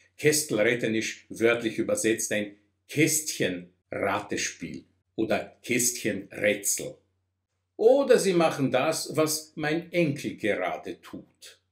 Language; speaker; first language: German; non-native, fluent; Russian